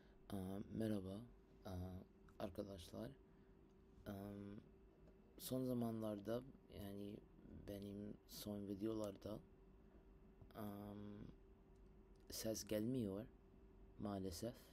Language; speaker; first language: Turkish; non-native, learner; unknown